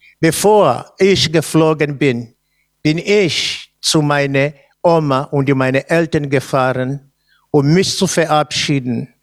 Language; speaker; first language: German; non-native, fluent; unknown